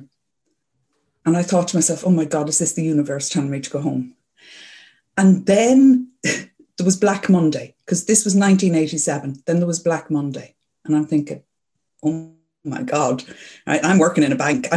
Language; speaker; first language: English; native; English